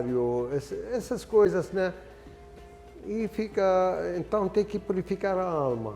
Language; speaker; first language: Portuguese; non-native, fluent; Arabic